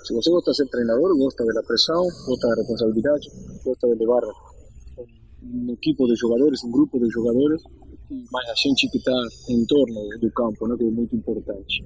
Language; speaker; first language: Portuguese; non-native, learner; Spanish